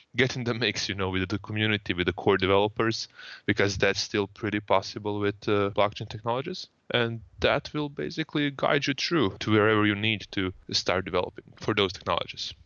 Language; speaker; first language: English; non-native, fluent; Croatian